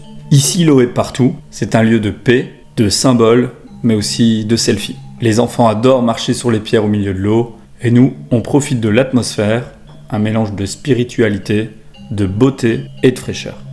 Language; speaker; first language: French; native; French